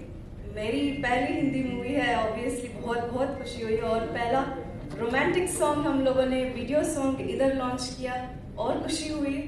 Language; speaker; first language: Hindi; non-native, local second language; Kannada